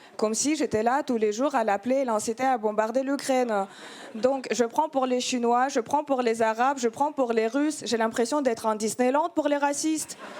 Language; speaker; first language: French; non-native, fluent; Russian